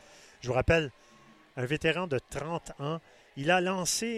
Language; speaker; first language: French; native; French